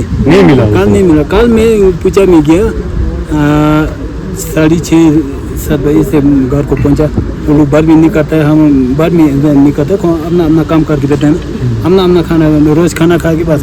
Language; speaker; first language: Hindi; non-native, local second language; Tibetan